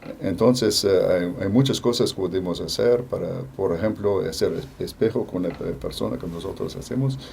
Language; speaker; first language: Spanish; non-native, fluent; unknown